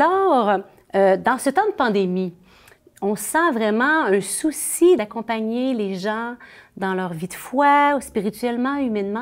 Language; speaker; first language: French; native; French